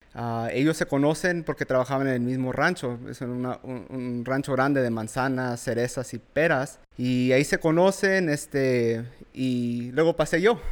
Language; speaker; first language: Spanish; early bilingual, heritage; Spanish